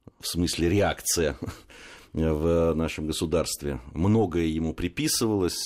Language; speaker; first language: Russian; native; Russian